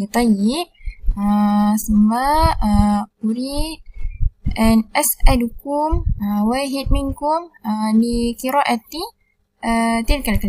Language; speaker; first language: Arabic; non-native, learner; Malay